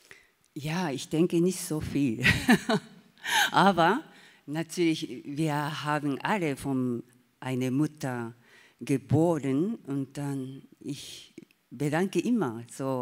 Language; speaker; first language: German; non-native, learner; Japanese